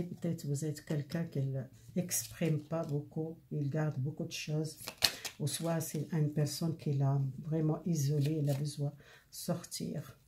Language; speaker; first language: French; non-native, learner; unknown